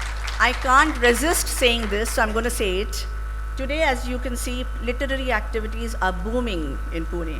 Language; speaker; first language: English; non-native, local second language; Marathi